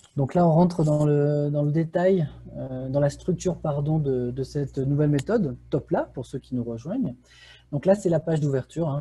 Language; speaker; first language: French; native; French